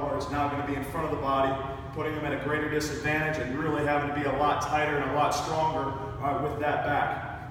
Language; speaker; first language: English; native; English